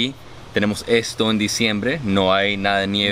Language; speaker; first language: Spanish; early bilingual, heritage; Spanish